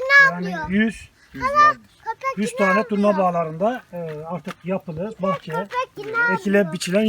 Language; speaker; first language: Turkish; native; Turkish